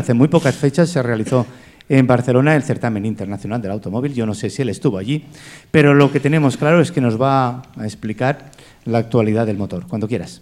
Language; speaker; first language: Spanish; native; Spanish